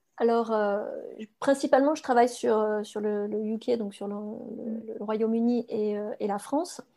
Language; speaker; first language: French; native; French